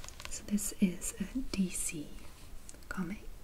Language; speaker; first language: English; native; English